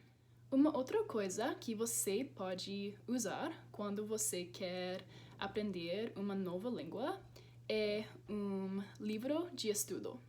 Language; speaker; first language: Portuguese; non-native, learner; English